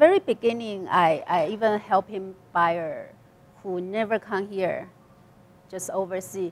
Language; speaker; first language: English; non-native, learner; Chinese